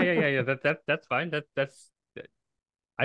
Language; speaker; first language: English; native; English